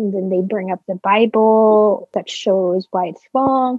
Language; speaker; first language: English; non-native, local second language; Filipino